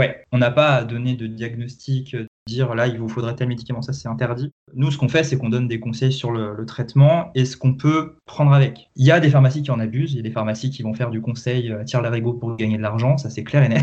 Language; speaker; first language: French; native; French